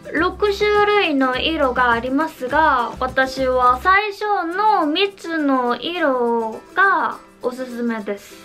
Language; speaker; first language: Japanese; non-native, fluent; Korean